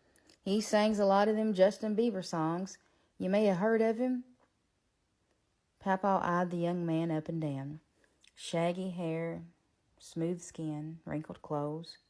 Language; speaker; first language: English; native; English